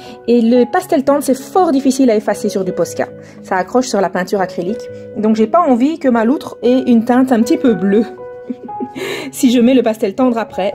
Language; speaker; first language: French; native; French